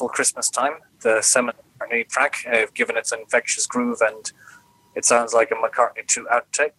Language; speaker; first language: English; native; English